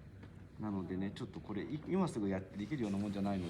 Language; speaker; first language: Japanese; native; Japanese